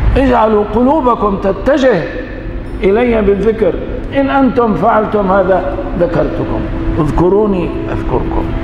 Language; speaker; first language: Arabic; early bilingual, other home language; Kurdish